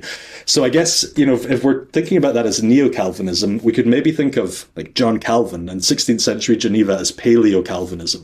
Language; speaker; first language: English; native; English